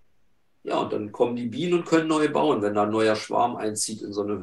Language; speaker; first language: German; native; German